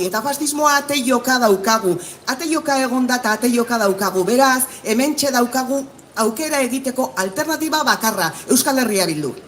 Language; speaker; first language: Basque; native; Basque